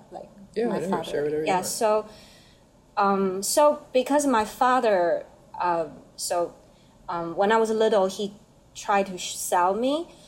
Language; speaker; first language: English; non-native, learner; Chinese